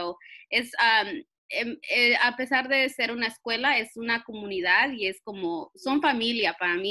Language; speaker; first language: Spanish; early bilingual, heritage; Spanish